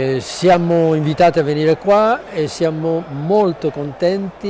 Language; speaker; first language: Italian; non-native, learner; Spanish